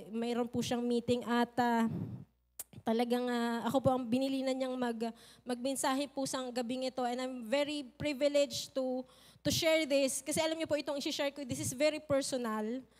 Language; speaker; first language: Filipino; native; Filipino